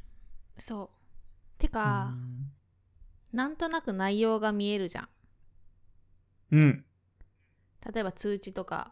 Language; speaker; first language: Japanese; native; Japanese